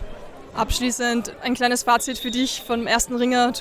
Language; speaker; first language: German; native; German